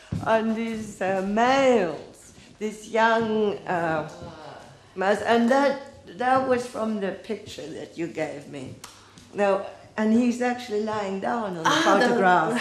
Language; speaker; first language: English; non-native, local second language; Afrikaans